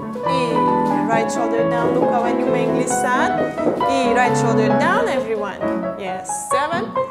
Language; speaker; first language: English; non-native, fluent; Hungarian